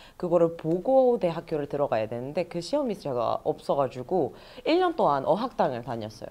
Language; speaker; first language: Korean; non-native, fluent; Arabic